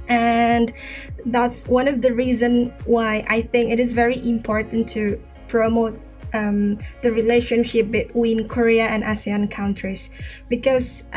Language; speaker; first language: English; non-native, fluent; Indonesian